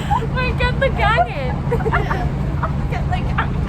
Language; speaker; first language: English; native; English